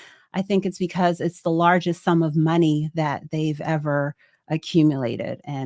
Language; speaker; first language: English; native; English